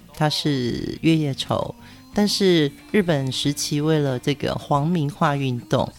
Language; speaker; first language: Chinese; non-native, local second language; Min Nan Chinese